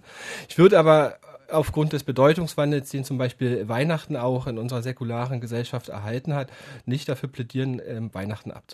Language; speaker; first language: German; native; German